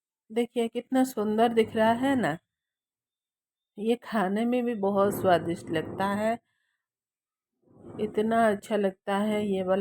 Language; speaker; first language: Hindi; non-native, local second language; Odia